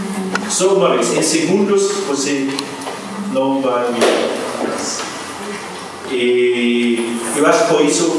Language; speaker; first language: Portuguese; non-native, fluent; German